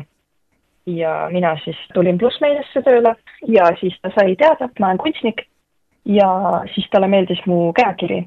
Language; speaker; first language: Estonian; native; Estonian